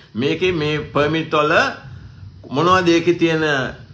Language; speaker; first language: English; non-native, local second language; Sinhala